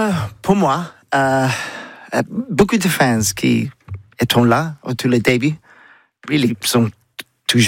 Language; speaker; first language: French; non-native, learner; English